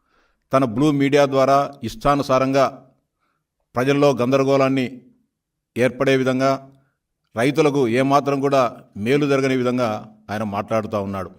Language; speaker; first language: Telugu; native; Telugu